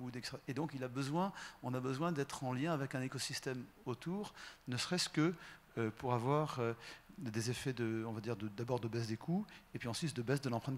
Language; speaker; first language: French; native; French